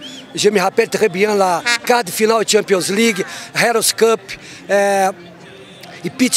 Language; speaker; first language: French; non-native, fluent; Portuguese